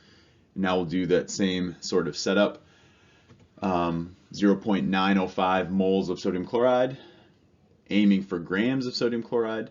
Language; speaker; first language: English; native; English